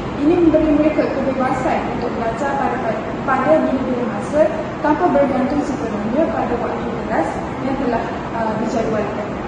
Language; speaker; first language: Malay; native; Malay